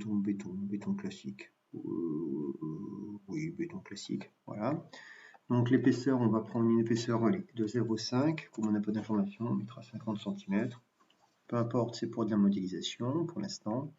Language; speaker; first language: French; native; French